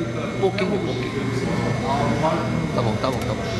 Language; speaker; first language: Portuguese; non-native, learner; Korean